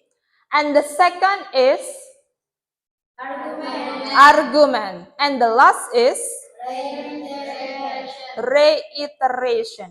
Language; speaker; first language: English; non-native, learner; Indonesian